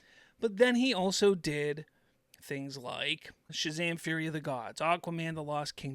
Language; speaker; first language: English; native; English